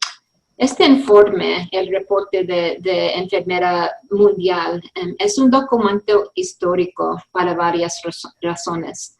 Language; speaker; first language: Spanish; early bilingual, heritage; English